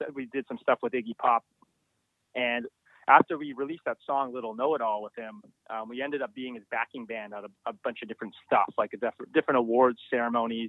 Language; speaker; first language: English; native; English